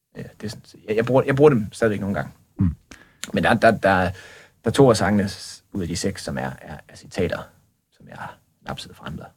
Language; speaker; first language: Danish; native; Danish